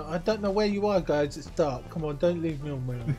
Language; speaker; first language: English; native; English